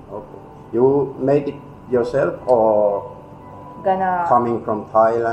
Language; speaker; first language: English; non-native, learner; Finnish